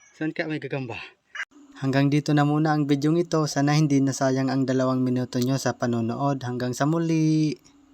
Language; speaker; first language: Filipino; non-native, local second language; Bikol